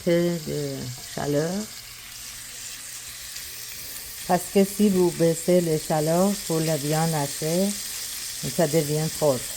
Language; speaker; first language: French; non-native, learner; Persian